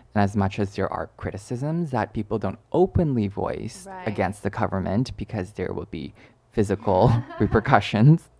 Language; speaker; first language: English; early bilingual, other home language; Chinese